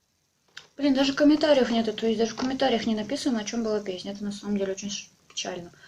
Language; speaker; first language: Russian; native; Russian